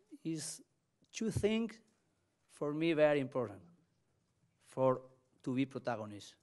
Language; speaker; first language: English; non-native, learner; Spanish